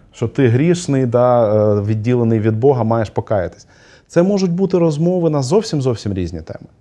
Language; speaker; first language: Ukrainian; non-native, local second language; Russian